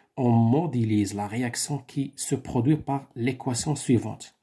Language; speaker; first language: French; non-native, local second language; Arabic